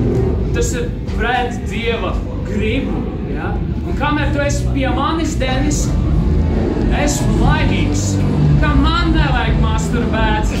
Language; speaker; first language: Latvian; non-native, local second language; Russian